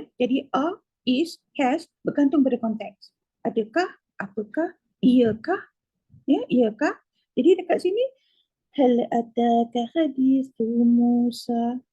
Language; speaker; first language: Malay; native; Malay